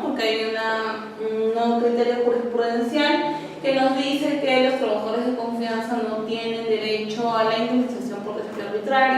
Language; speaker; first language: Spanish; native; Spanish